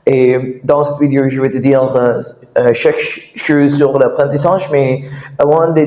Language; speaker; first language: French; non-native, learner; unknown